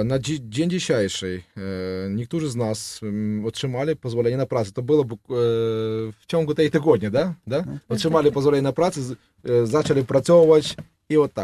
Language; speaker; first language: Polish; non-native, learner; Russian